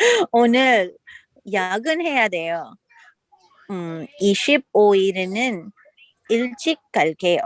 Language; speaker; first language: Korean; non-native, learner; English